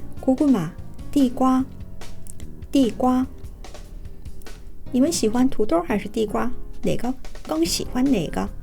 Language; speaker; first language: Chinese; non-native, fluent; Korean